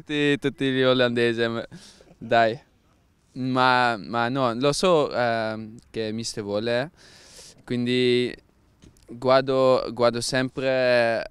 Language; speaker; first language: Italian; non-native, learner; Dutch